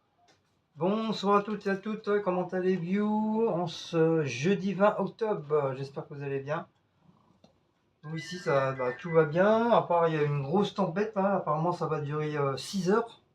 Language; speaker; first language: French; native; French